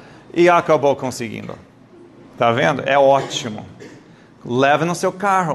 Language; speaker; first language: Portuguese; non-native, fluent; English